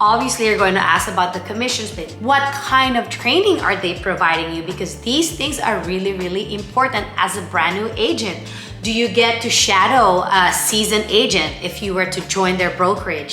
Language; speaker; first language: English; non-native, local second language; Filipino